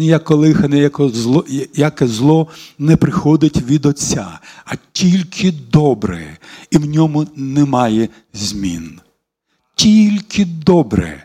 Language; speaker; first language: Ukrainian; non-native, local second language; Russian